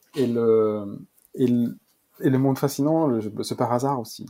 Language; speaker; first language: French; native; French